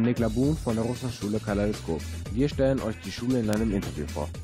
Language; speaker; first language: German; native; German